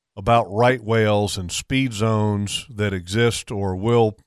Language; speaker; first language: English; native; English